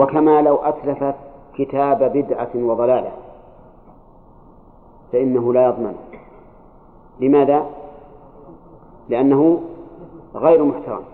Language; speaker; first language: Arabic; native; Arabic